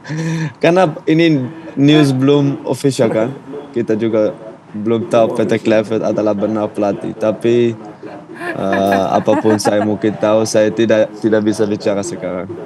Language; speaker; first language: Indonesian; non-native, fluent; Dutch